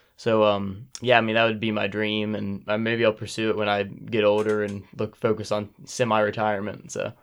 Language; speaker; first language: English; native; English